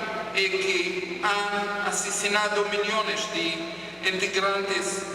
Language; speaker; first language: Spanish; non-native, fluent; Hebrew